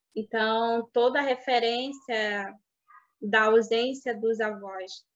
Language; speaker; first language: Portuguese; non-native, local second language; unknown